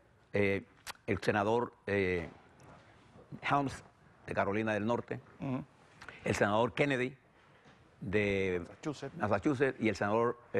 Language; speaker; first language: Spanish; native; Spanish